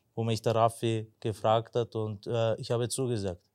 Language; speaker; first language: German; non-native, local second language; Turkish